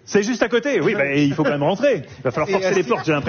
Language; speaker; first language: French; native; French